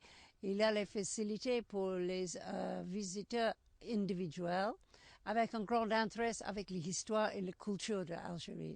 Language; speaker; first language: French; non-native, learner; English